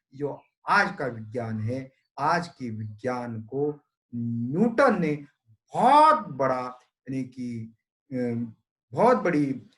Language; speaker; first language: Hindi; non-native, local second language; Marathi